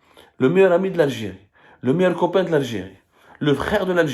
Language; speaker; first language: French; non-native, local second language; Arabic